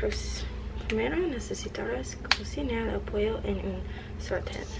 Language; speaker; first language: Spanish; non-native, learner; English